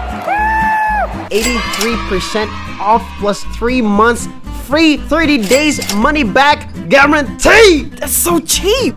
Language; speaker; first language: English; non-native, local second language; Filipino